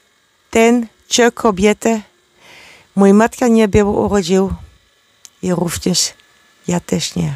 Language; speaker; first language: Polish; non-native, learner; Dutch